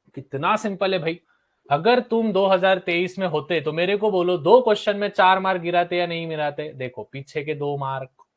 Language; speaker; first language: Hindi; non-native, local second language; Marathi